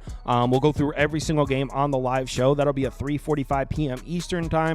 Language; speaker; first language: English; native; English